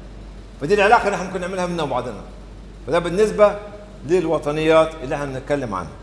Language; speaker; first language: Arabic; native; Arabic